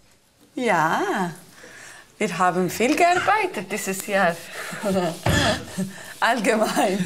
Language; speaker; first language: German; non-native, fluent; Spanish